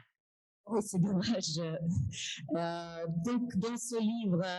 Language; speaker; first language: French; non-native, fluent; Russian